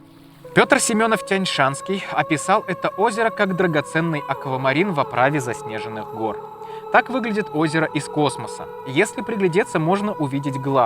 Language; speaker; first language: Russian; native; Russian